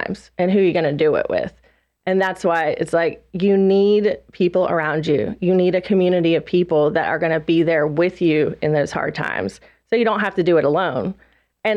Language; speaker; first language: English; native; English